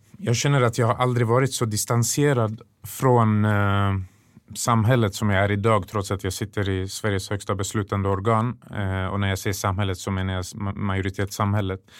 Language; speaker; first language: Swedish; early bilingual, other home language; Persian